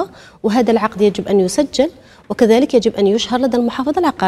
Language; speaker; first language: Arabic; native; Arabic